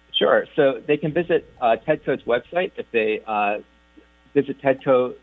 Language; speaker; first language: English; native; English